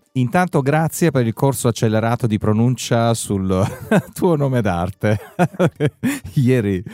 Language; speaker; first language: Italian; native; Italian